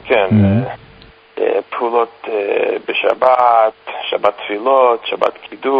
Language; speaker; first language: Hebrew; non-native, fluent; English